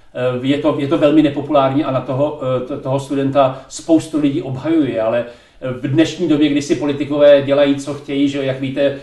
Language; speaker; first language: Czech; native; Czech